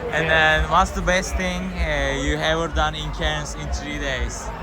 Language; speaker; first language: English; non-native, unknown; Turkish